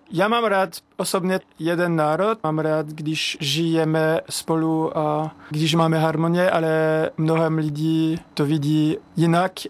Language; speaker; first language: Czech; non-native, fluent; French